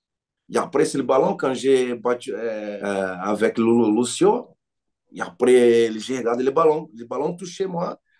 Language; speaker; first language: French; non-native, learner; Portuguese